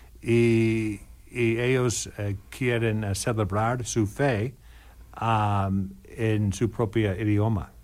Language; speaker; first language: Spanish; non-native, learner; English